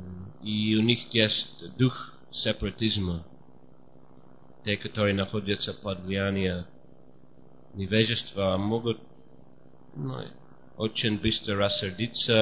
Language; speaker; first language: Russian; non-native, fluent; English